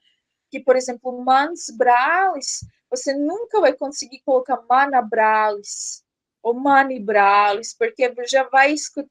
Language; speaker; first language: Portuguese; non-native, fluent; Latvian